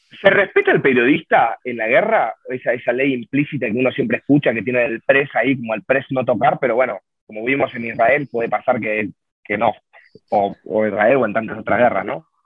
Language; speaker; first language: Spanish; native; Spanish